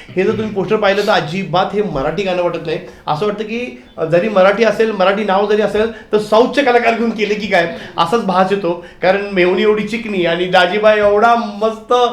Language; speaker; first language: Marathi; native; Marathi